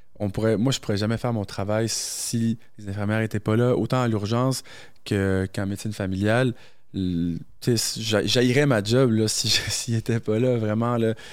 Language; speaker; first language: French; early bilingual, other home language; Arabic